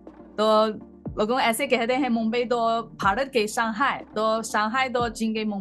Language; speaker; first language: Hindi; non-native, fluent; Chinese